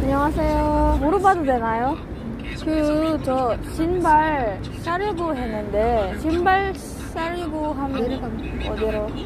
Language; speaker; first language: Korean; non-native, learner; Filipino